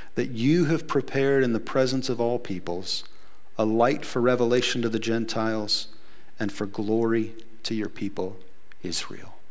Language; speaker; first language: English; native; English